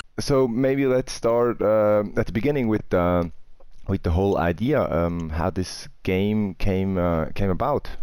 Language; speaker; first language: English; non-native, fluent; German